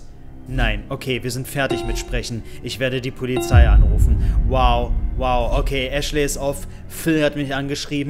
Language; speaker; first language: German; native; German